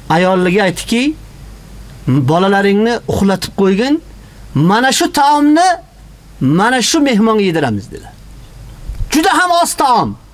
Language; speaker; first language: Uzbek; native; Uzbek